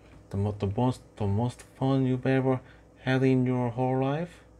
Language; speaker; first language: English; non-native, learner; Korean